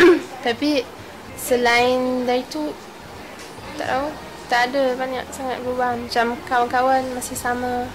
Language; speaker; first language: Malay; non-native, fluent; German